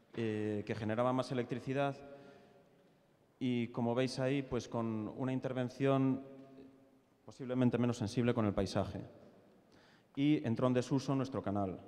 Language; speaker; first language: Spanish; native; Spanish